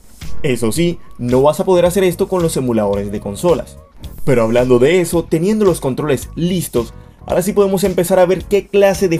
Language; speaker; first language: Spanish; native; Spanish